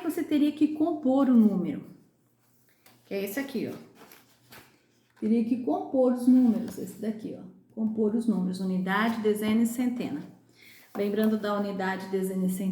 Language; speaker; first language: Portuguese; native; Portuguese